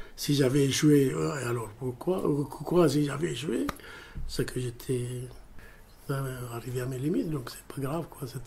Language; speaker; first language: French; non-native, fluent; Amharic